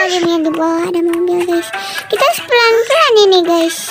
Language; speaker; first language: Indonesian; native; Indonesian